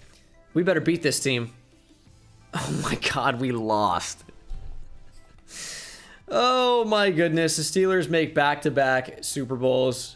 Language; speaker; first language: English; native; English